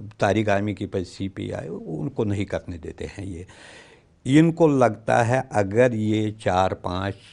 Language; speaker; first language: Hindi; non-native, local second language; Kashmiri